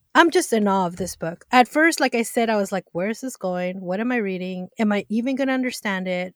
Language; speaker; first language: English; early bilingual, other home language; Spanish